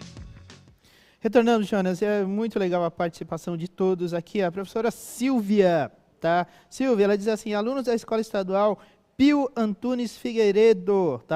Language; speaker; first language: Portuguese; native; Portuguese